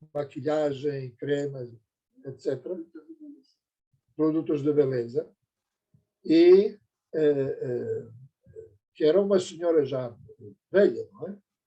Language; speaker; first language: Portuguese; non-native, fluent; Persian